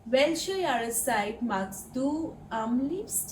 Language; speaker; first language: German; non-native, fluent; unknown